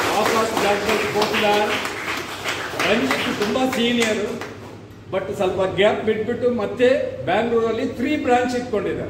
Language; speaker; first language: Kannada; non-native, local second language; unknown